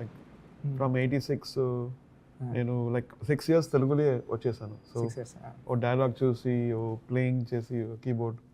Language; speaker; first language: Telugu; non-native, learner; Tamil